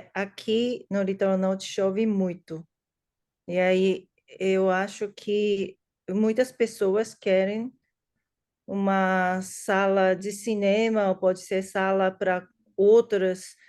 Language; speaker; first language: Portuguese; non-native, learner; English